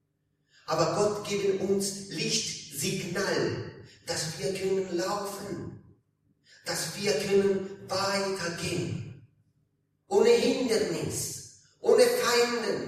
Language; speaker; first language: German; non-native, learner; Italian